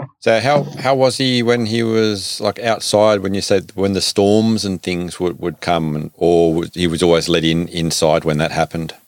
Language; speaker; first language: English; native; English